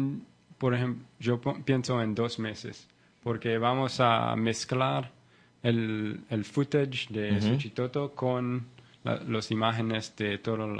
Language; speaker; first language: Spanish; non-native, learner; English